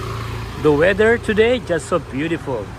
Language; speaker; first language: English; non-native, local second language; Indonesian